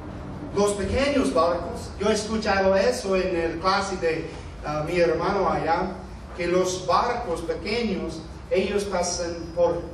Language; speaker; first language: Spanish; non-native, fluent; English